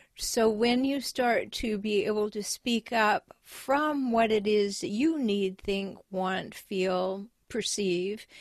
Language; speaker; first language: English; native; English